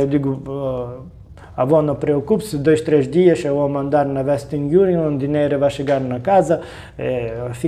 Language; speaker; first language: Portuguese; non-native, learner; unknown